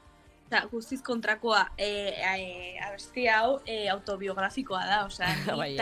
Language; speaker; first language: Basque; non-native, local second language; Spanish